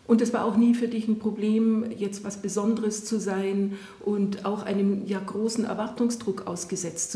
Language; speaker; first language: German; native; German